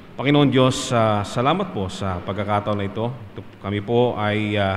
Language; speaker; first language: Filipino; non-native, local second language; Iloko